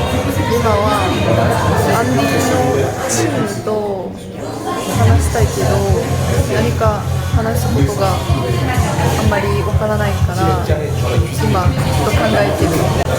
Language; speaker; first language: Japanese; non-native, learner; French